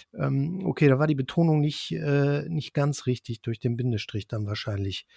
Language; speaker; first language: German; native; German